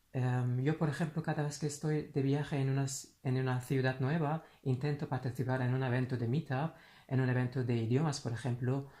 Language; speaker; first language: Spanish; non-native, fluent; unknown